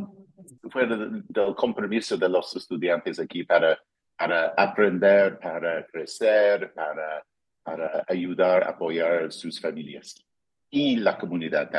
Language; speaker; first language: Spanish; non-native, fluent; English